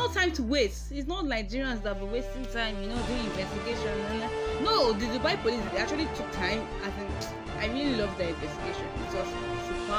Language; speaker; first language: English; non-native, local second language; Igbo